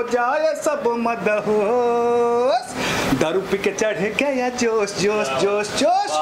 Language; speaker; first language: Hindi; native; Hindi